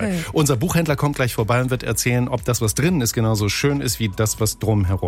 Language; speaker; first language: German; native; German